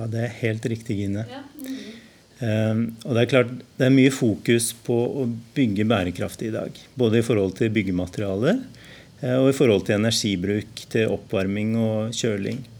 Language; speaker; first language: Norwegian; native; Norwegian